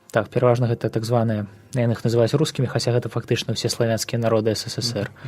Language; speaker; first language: Belarusian; native; Belarusian